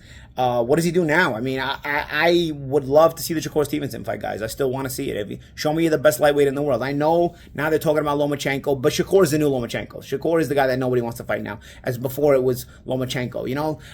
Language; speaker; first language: English; native; English